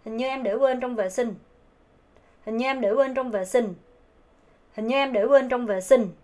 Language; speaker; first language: Vietnamese; non-native, fluent; Korean